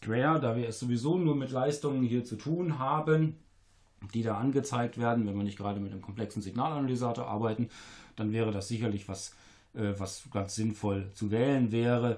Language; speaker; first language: German; native; German